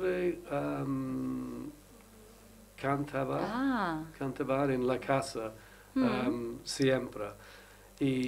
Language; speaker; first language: Spanish; non-native, learner; English